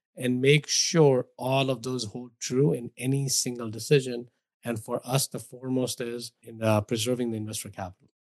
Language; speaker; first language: English; non-native, local second language; Hindi